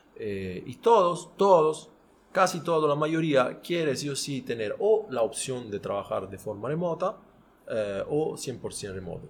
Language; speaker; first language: Spanish; non-native, fluent; Italian